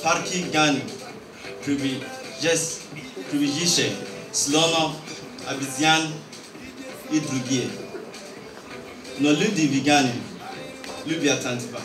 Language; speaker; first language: Russian; non-native, learner; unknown